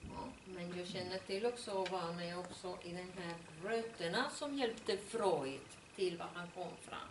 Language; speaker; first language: Swedish; non-native, fluent; Spanish